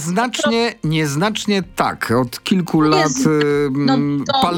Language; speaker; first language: Polish; native; Polish